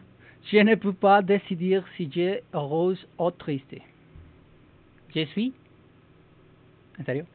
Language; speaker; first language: French; non-native, learner; Spanish